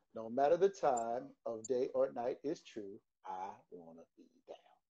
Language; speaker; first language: English; native; English